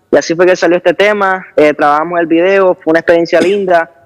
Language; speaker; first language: Spanish; native; Spanish